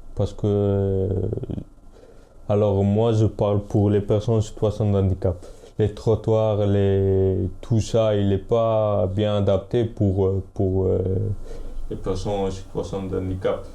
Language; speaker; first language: French; non-native, fluent; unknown